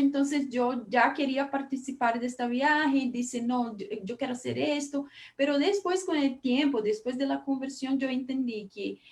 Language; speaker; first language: Spanish; non-native, fluent; Portuguese